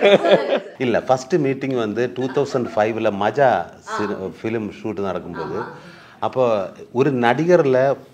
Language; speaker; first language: Tamil; non-native, learner; Malayalam